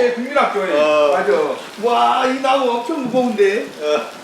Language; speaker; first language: Korean; native; Korean